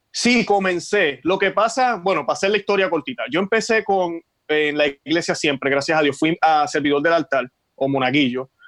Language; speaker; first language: Spanish; native; Spanish